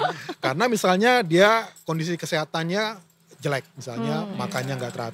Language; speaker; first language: Indonesian; native; Indonesian